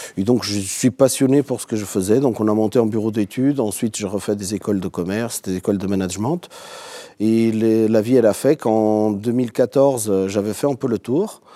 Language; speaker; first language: French; non-native, fluent; Portuguese